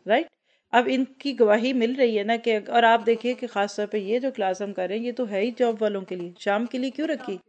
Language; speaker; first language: Urdu; native; Urdu